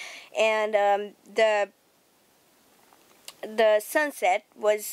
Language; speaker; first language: English; non-native, fluent; Romanian